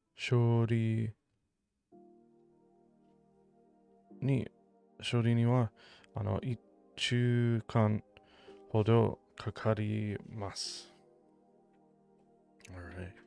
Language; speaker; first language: Japanese; non-native, learner; English